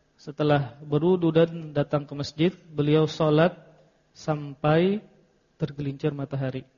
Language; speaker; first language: Indonesian; native; Indonesian